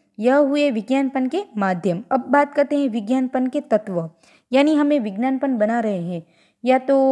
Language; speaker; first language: Hindi; non-native, local second language; Gujarati